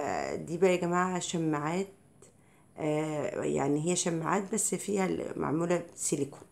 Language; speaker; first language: Arabic; native; Arabic